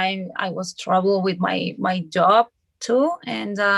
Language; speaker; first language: English; non-native, learner; Spanish